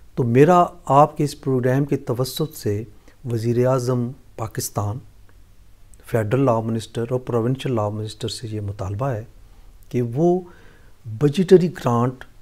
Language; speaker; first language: Urdu; non-native, local second language; Punjabi